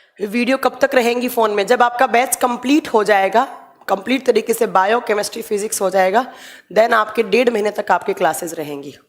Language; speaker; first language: Hindi; native; Hindi